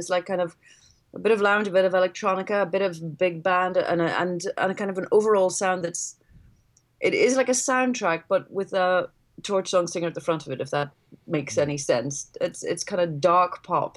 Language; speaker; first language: English; native; English